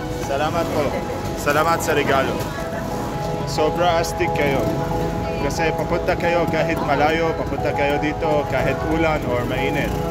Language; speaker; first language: Filipino; non-native, learner; Arabic